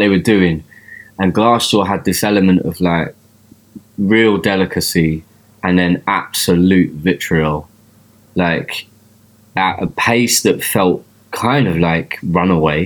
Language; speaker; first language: English; native; English